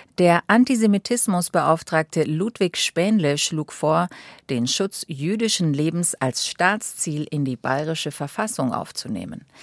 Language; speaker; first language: German; native; German